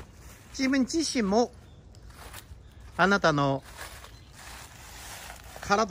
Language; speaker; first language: Japanese; non-native, fluent; Chinese